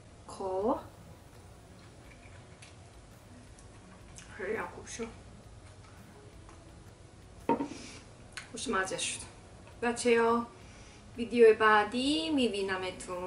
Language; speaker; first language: Persian; non-native, learner; Korean